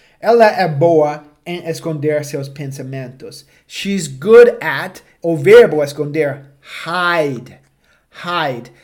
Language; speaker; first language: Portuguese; non-native, fluent; English